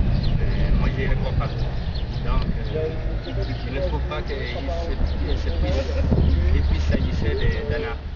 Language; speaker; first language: French; non-native, learner; Spanish